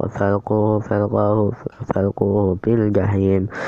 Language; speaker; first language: Arabic; non-native, learner; Indonesian